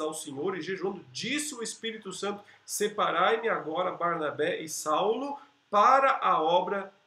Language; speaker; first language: Portuguese; native; Portuguese